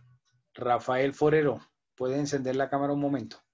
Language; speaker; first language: Spanish; native; Spanish